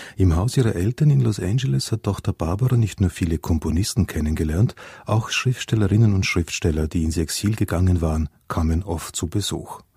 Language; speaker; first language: German; native; German